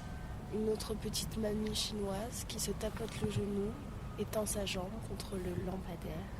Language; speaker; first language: French; native; French